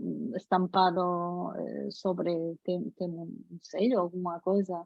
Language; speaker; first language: Portuguese; non-native, fluent; Spanish